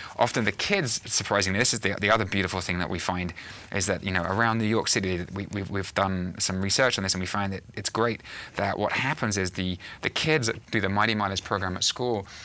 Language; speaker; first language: English; native; English